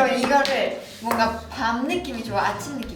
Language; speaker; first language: Korean; native; Korean